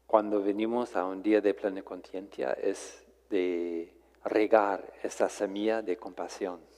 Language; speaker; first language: Spanish; non-native, fluent; English